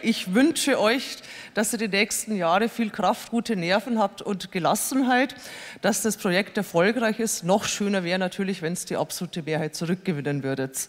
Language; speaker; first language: German; native; German